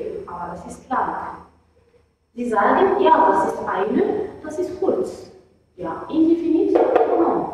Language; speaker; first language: German; non-native, fluent; Arabic